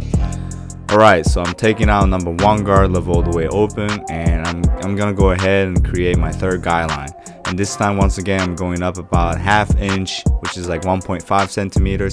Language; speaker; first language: English; non-native, fluent; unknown